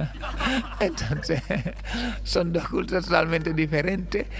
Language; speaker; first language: Spanish; non-native, fluent; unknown